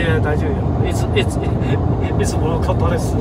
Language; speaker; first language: Japanese; non-native, fluent; Chinese